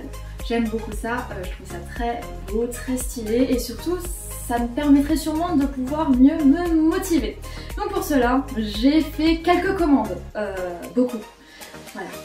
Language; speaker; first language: French; native; French